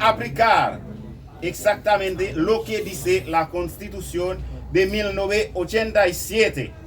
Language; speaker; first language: Spanish; non-native, local second language; Haitian Creole